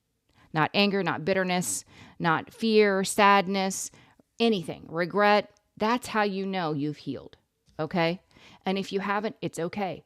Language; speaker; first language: English; native; English